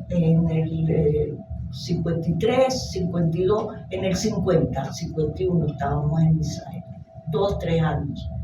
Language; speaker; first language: Spanish; early bilingual, other home language; Hebrew